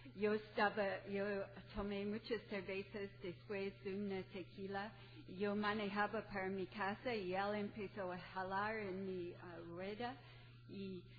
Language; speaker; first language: Spanish; non-native, fluent; English